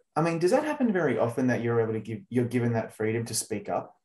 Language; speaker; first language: English; native; English